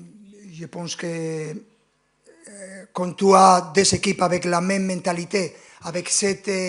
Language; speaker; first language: French; non-native, fluent; Spanish